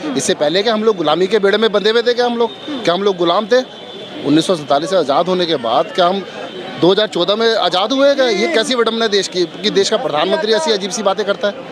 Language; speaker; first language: Hindi; native; Hindi